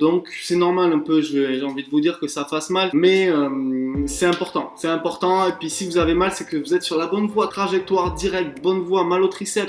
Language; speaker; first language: French; native; French